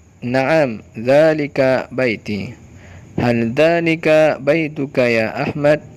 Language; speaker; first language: Arabic; non-native, learner; Indonesian